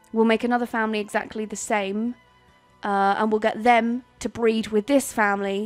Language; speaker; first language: English; native; English